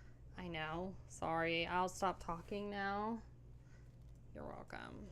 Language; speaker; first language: English; native; English